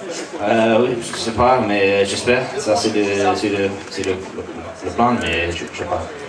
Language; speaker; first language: French; non-native, learner; English